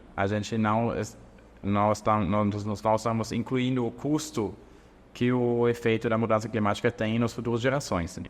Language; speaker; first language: Portuguese; non-native, fluent; German